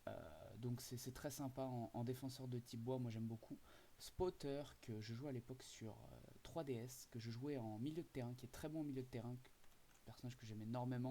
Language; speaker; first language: French; native; French